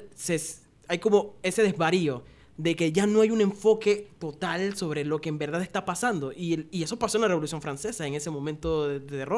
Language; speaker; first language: Spanish; native; Spanish